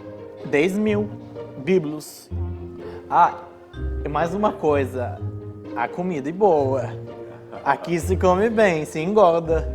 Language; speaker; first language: Portuguese; non-native, fluent; Arabic